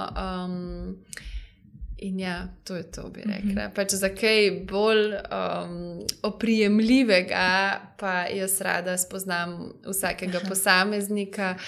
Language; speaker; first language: Slovenian; native; Slovenian